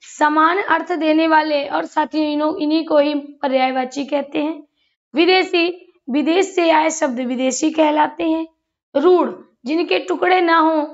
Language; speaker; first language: Hindi; native; Hindi